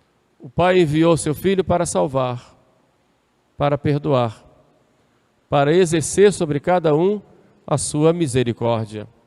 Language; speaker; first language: Portuguese; native; Portuguese